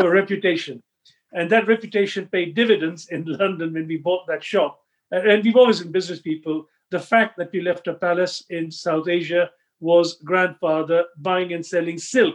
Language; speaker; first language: English; non-native, local second language; Sindhi